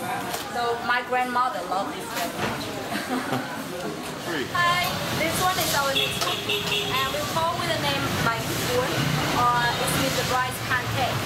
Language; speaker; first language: English; non-native, learner; Vietnamese